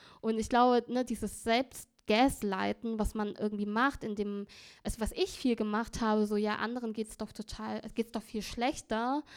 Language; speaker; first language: German; early bilingual, other home language; Vietnamese